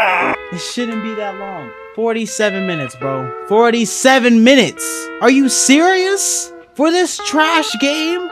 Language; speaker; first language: English; native; English